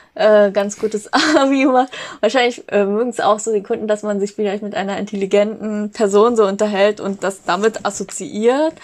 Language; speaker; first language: German; native; German